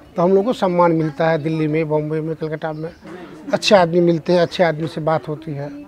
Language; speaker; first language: Hindi; native; Hindi